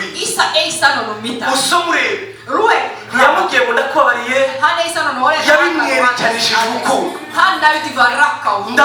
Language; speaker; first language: Finnish; non-native, learner; Kinyarwanda